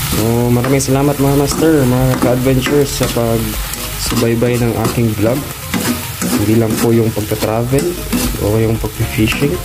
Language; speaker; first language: Filipino; non-native, local second language; Hiligaynon